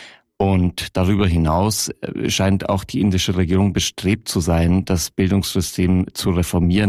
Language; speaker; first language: German; native; German